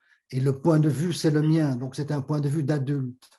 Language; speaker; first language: French; native; French